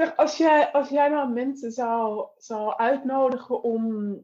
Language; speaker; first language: Dutch; native; Dutch